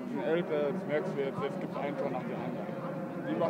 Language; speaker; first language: German; native; German